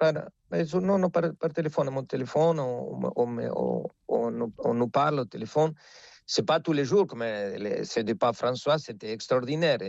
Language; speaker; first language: French; non-native, fluent; Spanish